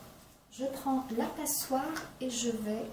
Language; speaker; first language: French; non-native, local second language; Arabic